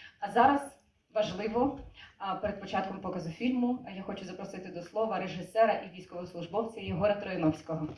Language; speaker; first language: Ukrainian; native; Ukrainian